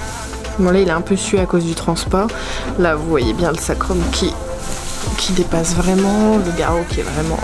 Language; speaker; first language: French; native; French